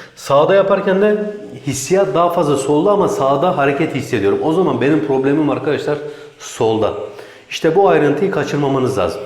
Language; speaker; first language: Turkish; native; Turkish